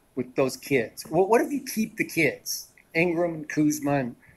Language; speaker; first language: English; native; English